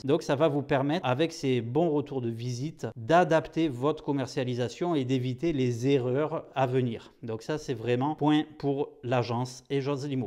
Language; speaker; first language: French; native; French